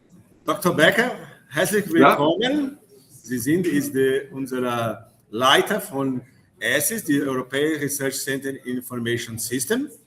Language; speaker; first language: German; non-native, learner; Portuguese